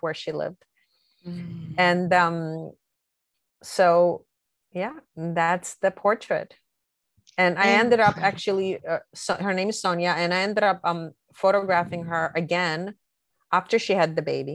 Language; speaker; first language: English; native; English